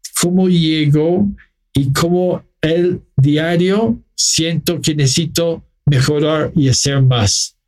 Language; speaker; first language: Spanish; non-native, fluent; English